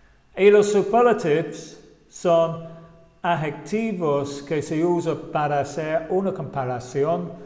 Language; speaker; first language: Spanish; non-native, fluent; English